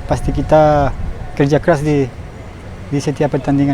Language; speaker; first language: Indonesian; non-native, fluent; Spanish